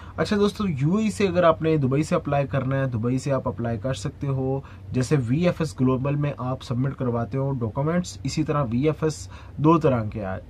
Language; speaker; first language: Urdu; non-native, local second language; Punjabi